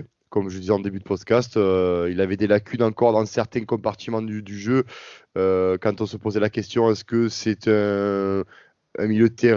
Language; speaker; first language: French; native; French